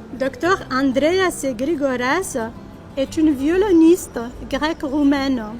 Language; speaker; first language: French; non-native, local second language; Arabic